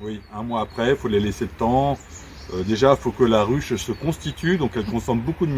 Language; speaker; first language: French; native; French